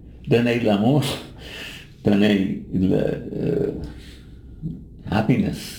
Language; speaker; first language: French; non-native, learner; English